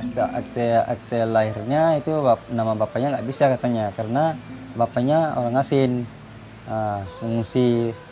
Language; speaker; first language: Indonesian; non-native, fluent; Rohingya